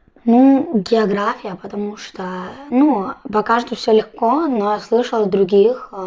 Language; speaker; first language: Russian; early bilingual, heritage; Russian